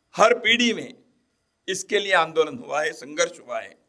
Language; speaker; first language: Hindi; non-native, local second language; Kannada